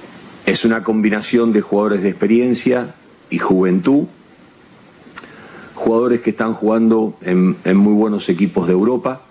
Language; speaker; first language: Spanish; native; Spanish